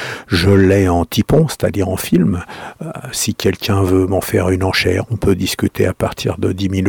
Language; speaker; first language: French; native; French